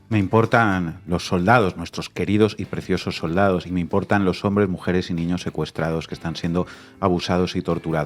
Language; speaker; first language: Spanish; native; Spanish